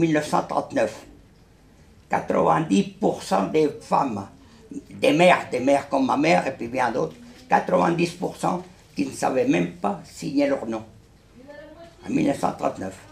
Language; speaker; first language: French; early bilingual, other home language; Spanish